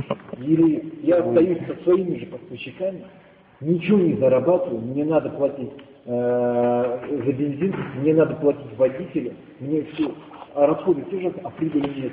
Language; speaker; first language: Russian; native; Russian